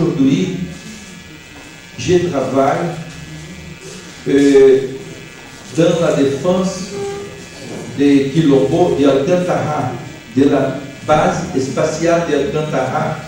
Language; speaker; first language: French; non-native, learner; Portuguese